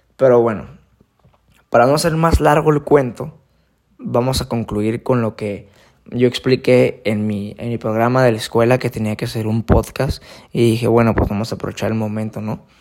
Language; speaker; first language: Spanish; native; Spanish